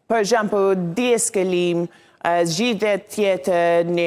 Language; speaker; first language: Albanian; non-native, learner; English